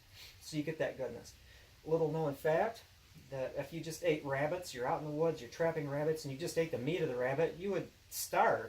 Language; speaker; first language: English; native; English